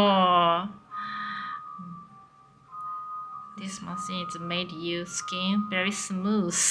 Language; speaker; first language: English; non-native, learner; Japanese